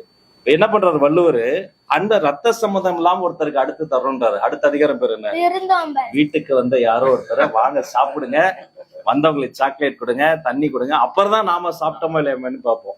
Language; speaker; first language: Tamil; native; Tamil